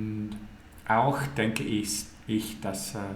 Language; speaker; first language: German; non-native, learner; English